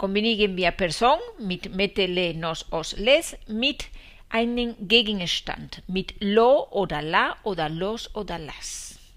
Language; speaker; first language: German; non-native, fluent; Spanish